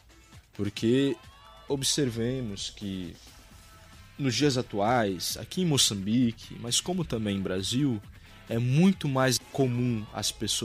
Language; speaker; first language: Portuguese; native; Portuguese